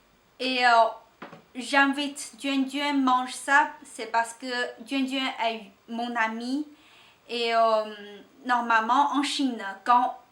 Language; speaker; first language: French; non-native, learner; Chinese